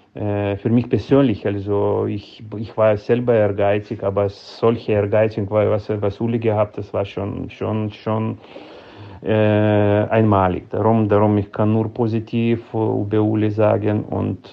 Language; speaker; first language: German; non-native, fluent; Lithuanian